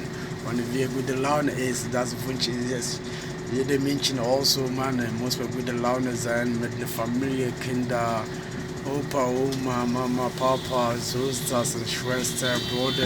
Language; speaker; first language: German; non-native, learner; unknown